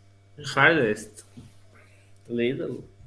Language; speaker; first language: English; non-native, learner; Spanish